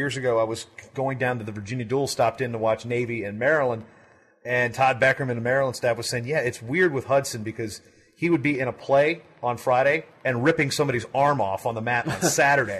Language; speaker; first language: English; native; English